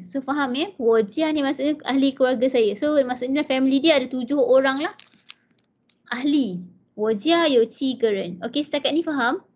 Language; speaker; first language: Malay; native; Malay